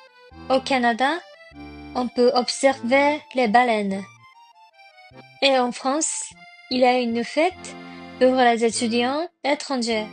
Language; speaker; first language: French; non-native, learner; Japanese